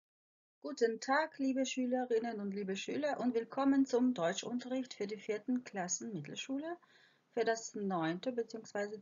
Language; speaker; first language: German; non-native, fluent; Croatian